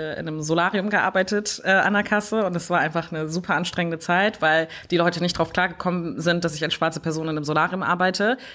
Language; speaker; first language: German; early bilingual, other home language; French